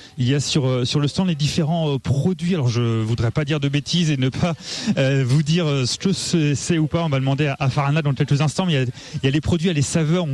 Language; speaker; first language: French; native; French